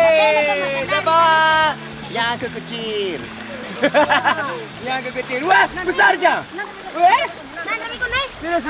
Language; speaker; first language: Indonesian; non-native, fluent; Japanese